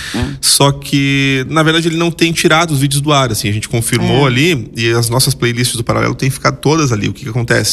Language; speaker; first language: Portuguese; native; Portuguese